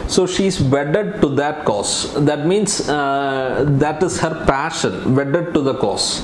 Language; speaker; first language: English; non-native, local second language; Malayalam